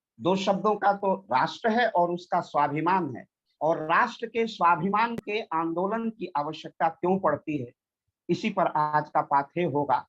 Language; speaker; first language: Hindi; non-native, local second language; Bhojpuri